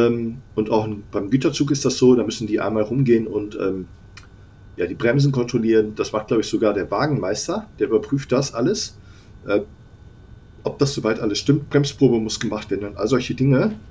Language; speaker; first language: German; native; German